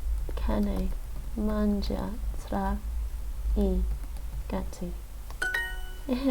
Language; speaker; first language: Italian; non-native, learner; English